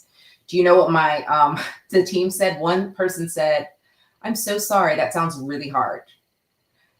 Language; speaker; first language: English; native; English